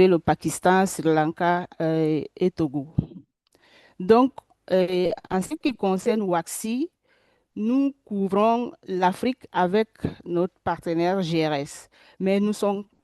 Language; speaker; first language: French; non-native, local second language; Susu